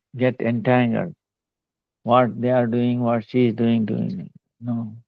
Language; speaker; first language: English; non-native, local second language; Kannada